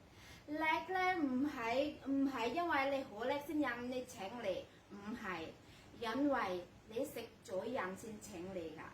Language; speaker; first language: Cantonese; non-native, fluent; Indonesian